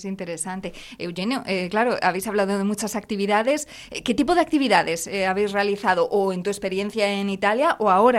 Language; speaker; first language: Spanish; native; Spanish